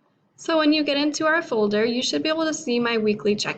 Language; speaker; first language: English; native; English